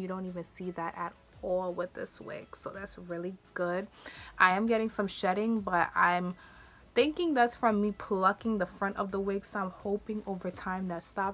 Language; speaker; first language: English; native; English